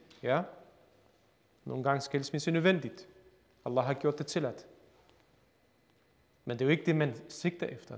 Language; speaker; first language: Danish; early bilingual, other home language; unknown